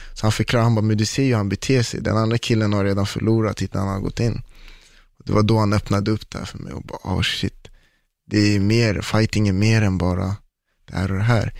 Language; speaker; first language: Swedish; early bilingual, other home language; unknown